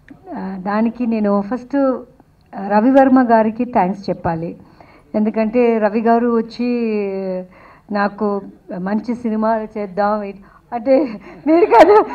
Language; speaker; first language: Telugu; non-native, fluent; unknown